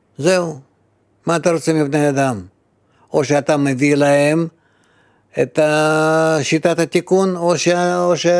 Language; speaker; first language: Hebrew; non-native, fluent; Russian